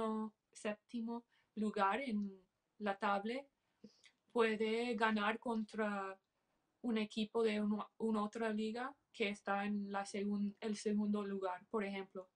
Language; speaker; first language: Spanish; early bilingual, heritage; English